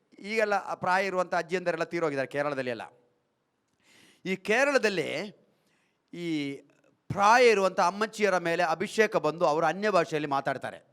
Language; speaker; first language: Kannada; non-native, local second language; Malayalam